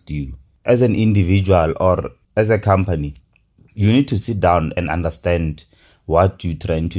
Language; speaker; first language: English; non-native, local second language; Tswana